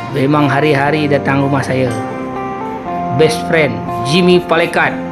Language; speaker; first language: Malay; non-native, local second language; Iban